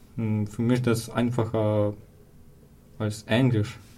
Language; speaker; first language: German; non-native, learner; Ukrainian